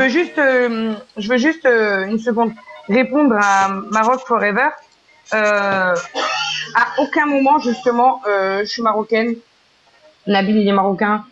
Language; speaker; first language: French; native; French